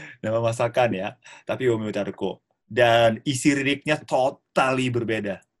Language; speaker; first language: Indonesian; non-native, fluent; Japanese